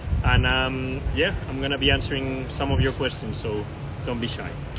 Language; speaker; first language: English; non-native, fluent; Spanish